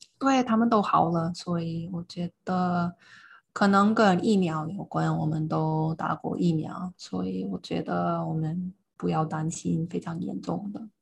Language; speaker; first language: Chinese; non-native, fluent; English